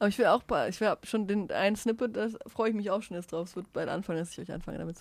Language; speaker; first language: German; native; German